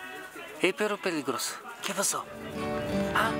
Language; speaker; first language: Spanish; non-native, learner; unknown